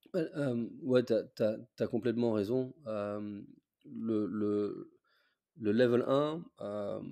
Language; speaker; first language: French; non-native, fluent; English